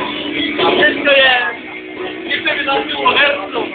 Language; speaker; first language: Slovak; non-native, learner; English